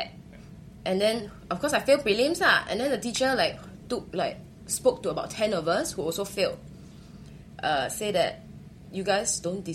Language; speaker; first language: English; early bilingual, other home language; Chinese